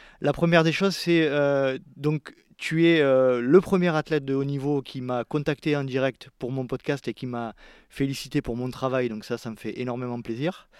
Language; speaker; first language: French; native; French